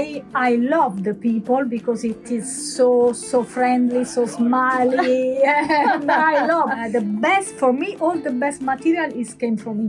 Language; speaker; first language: English; non-native, learner; Italian